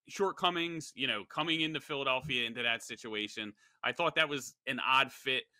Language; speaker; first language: English; native; English